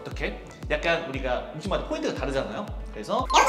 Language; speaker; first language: Korean; native; Korean